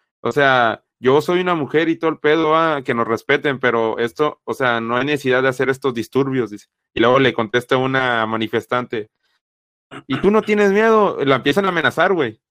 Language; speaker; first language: Spanish; native; Spanish